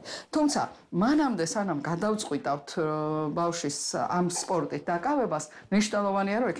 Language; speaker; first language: Georgian; native; Georgian